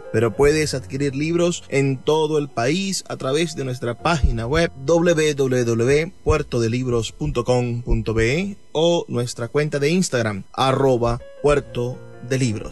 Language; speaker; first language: Spanish; native; Spanish